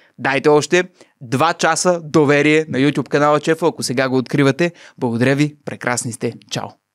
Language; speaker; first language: Bulgarian; native; Bulgarian